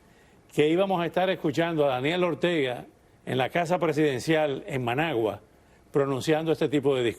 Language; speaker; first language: Spanish; native; Spanish